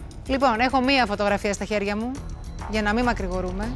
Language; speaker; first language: Greek; native; Greek